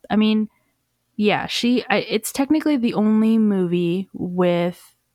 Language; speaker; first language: English; native; English